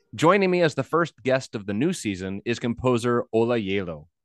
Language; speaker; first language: English; native; English